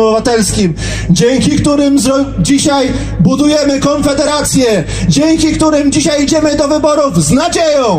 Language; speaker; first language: Polish; native; Polish